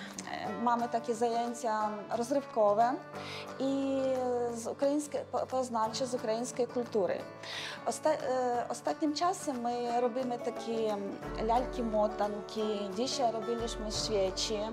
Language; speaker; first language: Polish; non-native, learner; Ukrainian